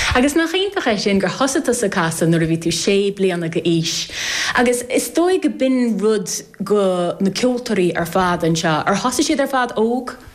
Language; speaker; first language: Irish; native; Irish